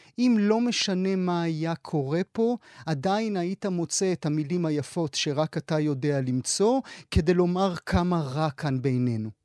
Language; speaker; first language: Hebrew; native; Hebrew